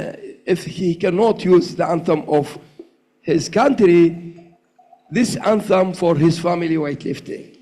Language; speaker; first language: English; non-native, learner; Arabic